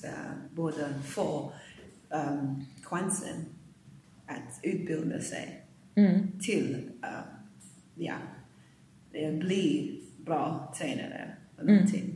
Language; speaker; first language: Swedish; non-native, learner; English